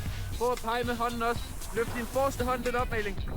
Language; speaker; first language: Danish; native; Danish